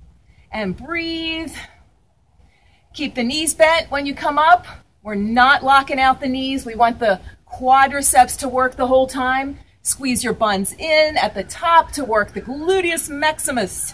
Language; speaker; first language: English; native; English